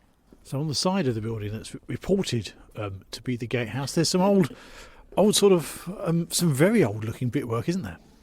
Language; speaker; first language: English; native; English